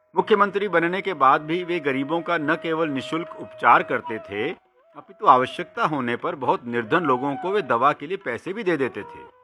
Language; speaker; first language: Hindi; native; Hindi